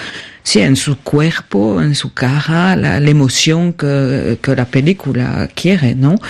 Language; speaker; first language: Spanish; non-native, fluent; French